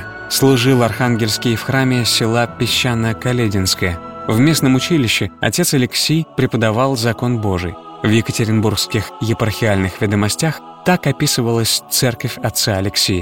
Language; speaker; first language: Russian; native; Russian